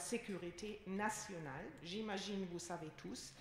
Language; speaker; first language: French; non-native, fluent; German